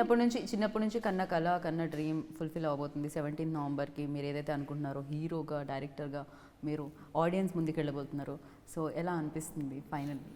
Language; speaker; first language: Telugu; native; Telugu